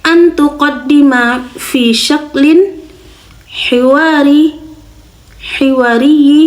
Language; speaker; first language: Arabic; non-native, learner; Indonesian